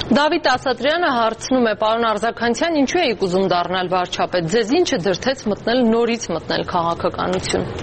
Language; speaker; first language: Armenian; native; Armenian